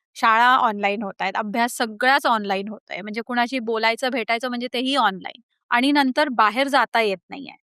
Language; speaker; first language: Marathi; early bilingual, heritage; Marathi